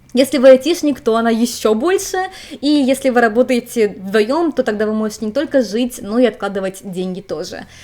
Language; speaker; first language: Russian; native; Russian